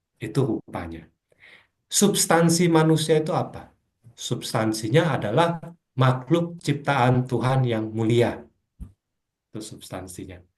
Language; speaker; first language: Indonesian; native; Indonesian